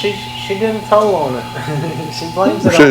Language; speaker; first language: English; native; English